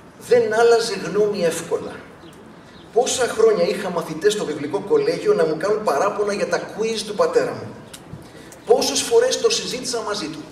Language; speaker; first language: Greek; early bilingual, other home language; English